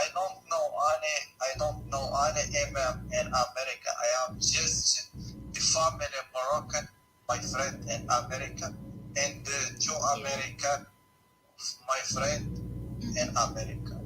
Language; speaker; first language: English; non-native, learner; Arabic